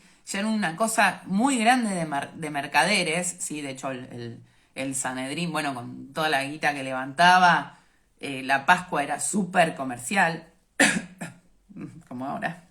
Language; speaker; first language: Spanish; native; Spanish